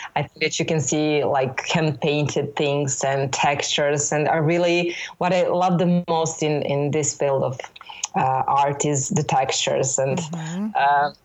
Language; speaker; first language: English; non-native, fluent; Serbian